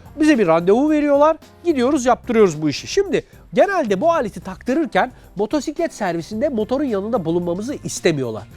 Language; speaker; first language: Turkish; native; Turkish